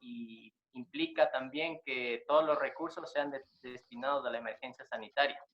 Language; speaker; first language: Spanish; native; Spanish